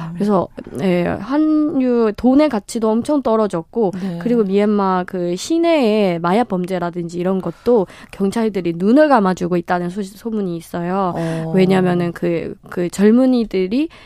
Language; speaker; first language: Korean; non-native, fluent; Burmese